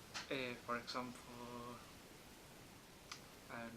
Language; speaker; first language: English; non-native, learner; Spanish